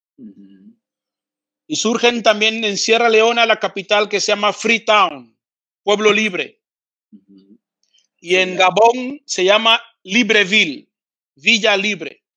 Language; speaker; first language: Spanish; early bilingual, other home language; Fang